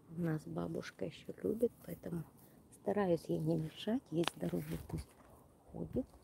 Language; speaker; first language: Russian; non-native, local second language; Ukrainian